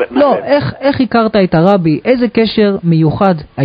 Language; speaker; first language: Hebrew; native; Hebrew